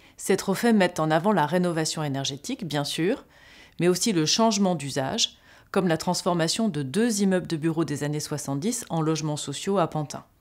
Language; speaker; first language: French; native; French